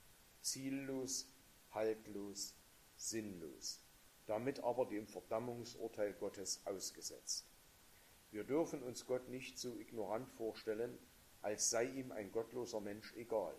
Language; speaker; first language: German; native; German